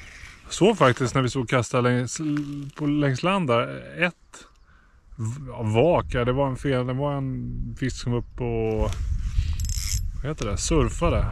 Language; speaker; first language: Swedish; native; Swedish